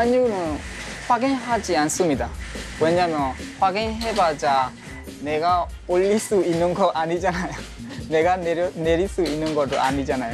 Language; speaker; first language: Korean; non-native, fluent; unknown